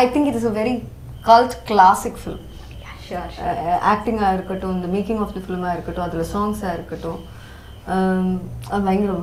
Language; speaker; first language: Tamil; non-native, local second language; Malayalam